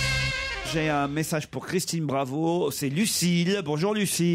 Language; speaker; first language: French; native; French